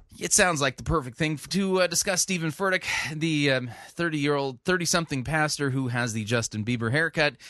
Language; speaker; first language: English; native; English